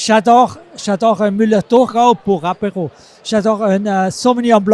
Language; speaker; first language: French; non-native, local second language; German